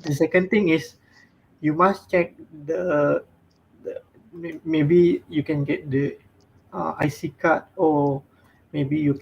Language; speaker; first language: English; non-native, fluent; Malay